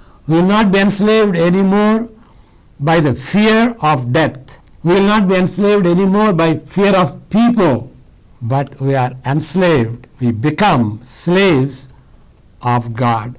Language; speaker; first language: English; non-native, local second language; Telugu